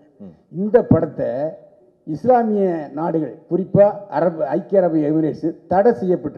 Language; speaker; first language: Tamil; native; Tamil